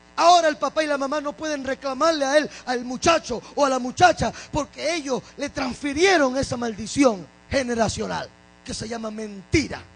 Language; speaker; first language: Spanish; native; Spanish